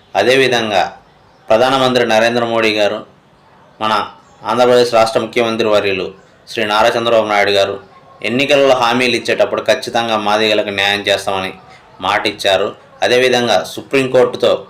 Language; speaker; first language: Telugu; native; Telugu